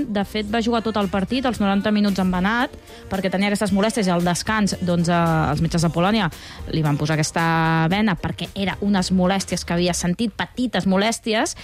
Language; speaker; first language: Catalan; native; Catalan